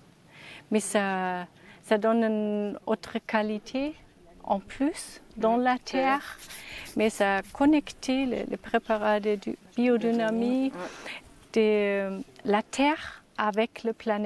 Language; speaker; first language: French; non-native, learner; German